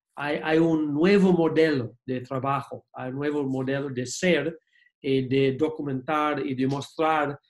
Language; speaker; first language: Spanish; non-native, fluent; English